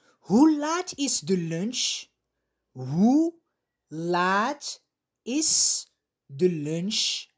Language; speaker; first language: Dutch; non-native, fluent; Arabic